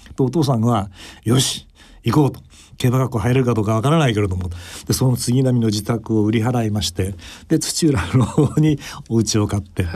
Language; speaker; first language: Japanese; native; Japanese